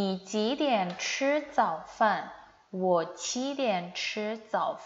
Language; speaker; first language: Chinese; non-native, fluent; Indonesian